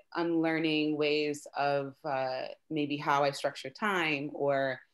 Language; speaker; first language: English; native; English